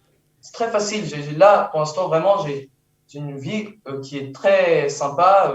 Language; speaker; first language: French; early bilingual, heritage; French